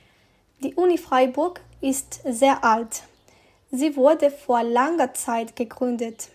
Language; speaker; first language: German; non-native, learner; Spanish